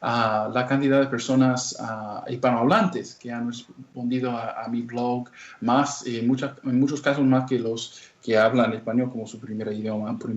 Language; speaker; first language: Spanish; non-native, fluent; English